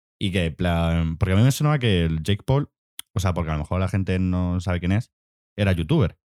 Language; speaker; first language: Spanish; native; Spanish